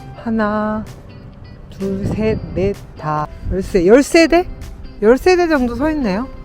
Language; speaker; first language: Korean; native; Korean